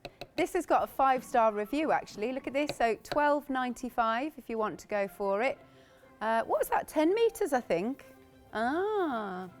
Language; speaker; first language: English; native; English